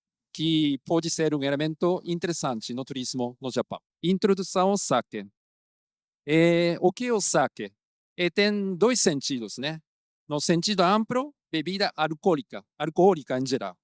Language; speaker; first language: Portuguese; non-native, fluent; Japanese